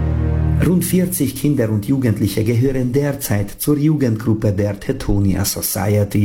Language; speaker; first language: German; native; German